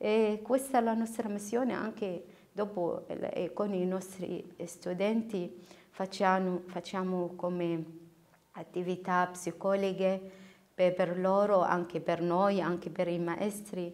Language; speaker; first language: Italian; non-native, learner; Arabic